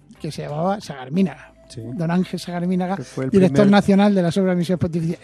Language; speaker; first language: Spanish; native; Spanish